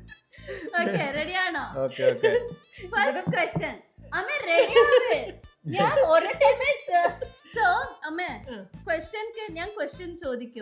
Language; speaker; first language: Malayalam; non-native, learner; Tamil